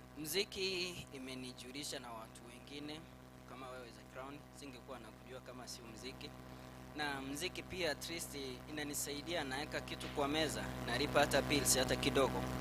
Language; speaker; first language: Swahili; non-native, local second language; Gusii